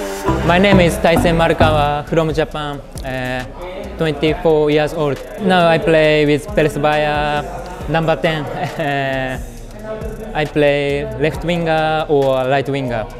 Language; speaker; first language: English; non-native, learner; Japanese